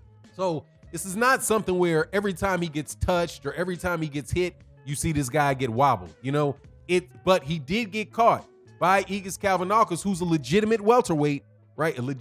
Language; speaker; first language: English; native; English